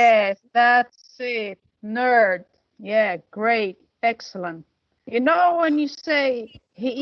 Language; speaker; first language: English; non-native, fluent; Arabic